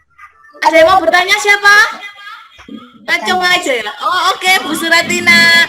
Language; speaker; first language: Indonesian; native; Indonesian